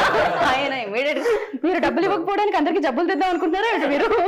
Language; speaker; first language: Telugu; native; Telugu